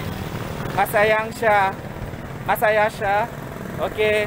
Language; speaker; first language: Filipino; non-native, learner; English